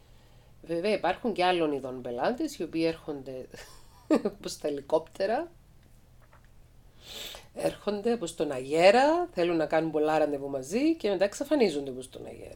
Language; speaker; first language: Greek; native; Greek